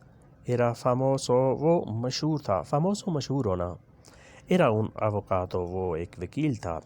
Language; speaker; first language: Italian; non-native, learner; Urdu